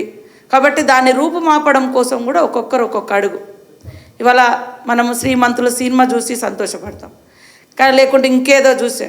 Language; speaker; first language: Telugu; native; Telugu